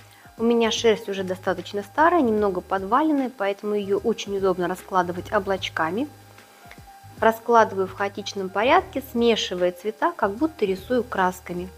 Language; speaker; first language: Russian; native; Russian